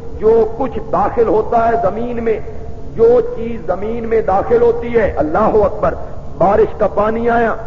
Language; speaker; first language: Urdu; non-native, local second language; Punjabi